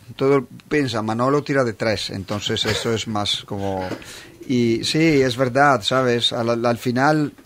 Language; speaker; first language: Spanish; non-native, fluent; Italian